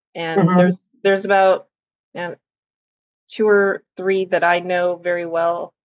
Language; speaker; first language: English; native; English